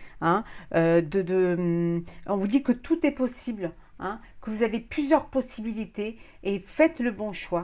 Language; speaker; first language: French; native; French